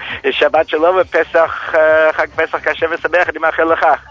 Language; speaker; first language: Hebrew; non-native, fluent; English